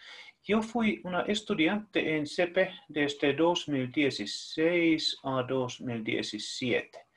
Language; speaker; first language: Spanish; non-native, fluent; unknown